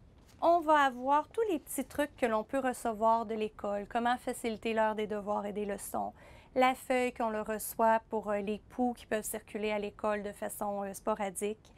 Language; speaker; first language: French; native; French